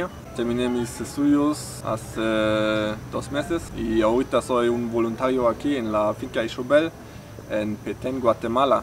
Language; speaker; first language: Spanish; non-native, fluent; German